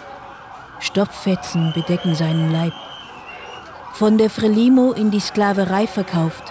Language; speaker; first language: German; native; German